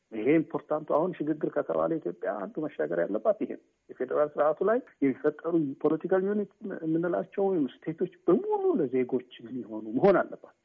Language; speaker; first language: Amharic; native; Amharic